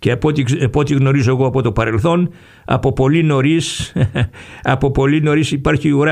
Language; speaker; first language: Greek; native; Greek